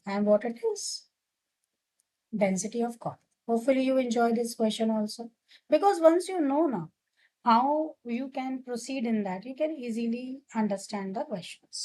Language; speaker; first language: English; non-native, local second language; Hindi